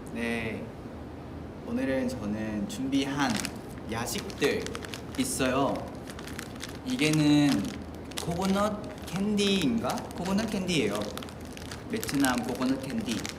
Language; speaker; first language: Korean; non-native, fluent; Vietnamese